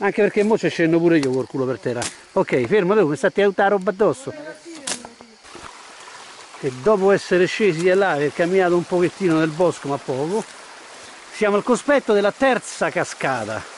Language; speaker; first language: Italian; native; Italian